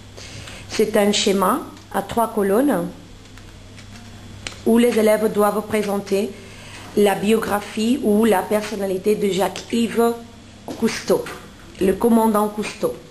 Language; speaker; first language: French; non-native, fluent; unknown